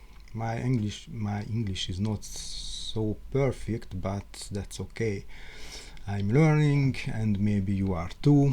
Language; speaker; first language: English; non-native, learner; Hungarian